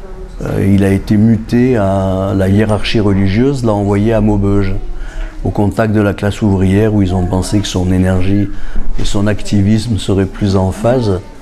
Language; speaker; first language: French; native; French